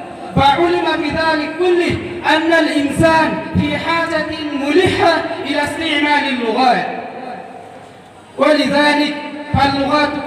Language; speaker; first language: Arabic; non-native, learner; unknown